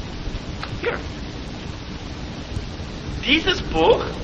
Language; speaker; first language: German; non-native, fluent; English